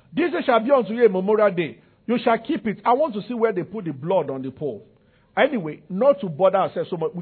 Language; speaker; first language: English; non-native, local second language; Yoruba